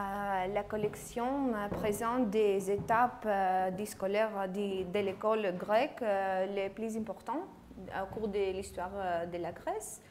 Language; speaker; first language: French; non-native, fluent; Greek